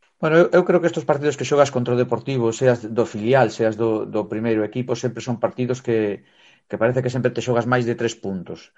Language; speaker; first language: Galician; non-native, local second language; Spanish